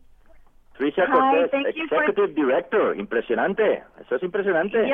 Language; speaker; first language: Spanish; native; Spanish